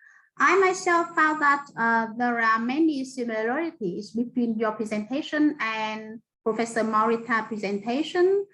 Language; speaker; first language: English; non-native, fluent; Vietnamese